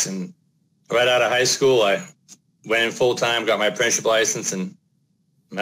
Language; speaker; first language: English; native; English